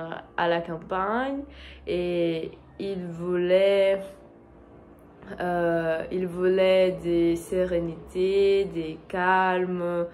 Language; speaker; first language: French; non-native, learner; Portuguese